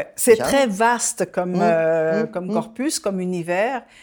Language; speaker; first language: French; non-native, fluent; Dutch